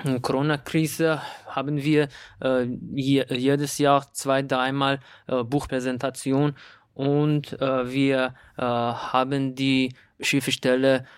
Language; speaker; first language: German; non-native, learner; Persian